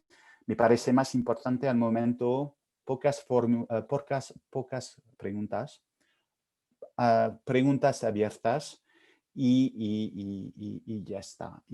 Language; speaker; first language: Spanish; non-native, fluent; French